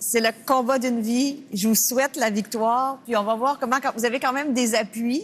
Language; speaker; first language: French; native; French